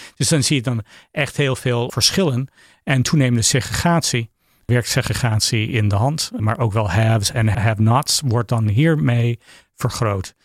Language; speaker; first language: Dutch; non-native, fluent; English